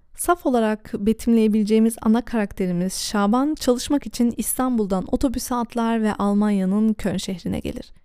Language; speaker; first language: Turkish; early bilingual, heritage; Turkish